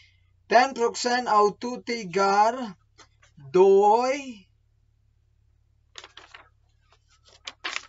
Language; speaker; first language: Greek; non-native, learner; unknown